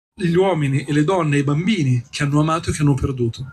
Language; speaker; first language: Italian; native; Italian